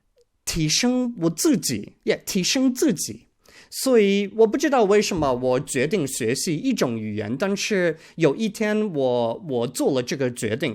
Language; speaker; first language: Chinese; non-native, learner; English